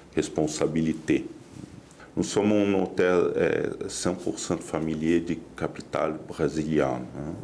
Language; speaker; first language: French; non-native, learner; Portuguese